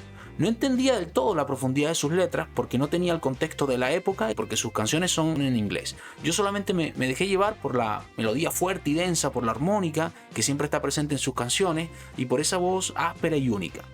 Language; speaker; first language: Spanish; native; Spanish